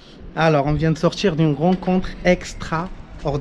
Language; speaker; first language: French; native; French